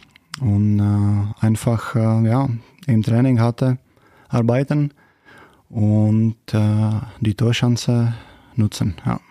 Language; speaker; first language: German; non-native, learner; Czech